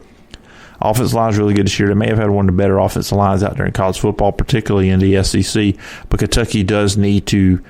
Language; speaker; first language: English; native; English